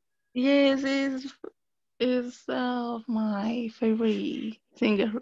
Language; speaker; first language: English; non-native, learner; Spanish